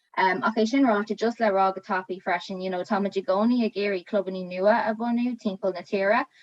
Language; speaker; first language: Irish; non-native, local second language; English